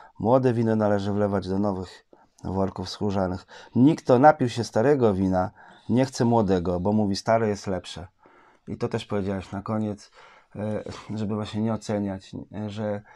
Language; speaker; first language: Polish; native; Polish